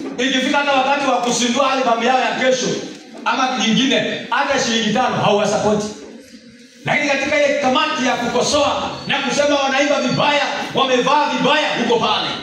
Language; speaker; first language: Swahili; non-native, local second language; Gusii